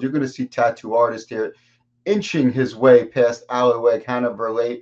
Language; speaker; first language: English; native; English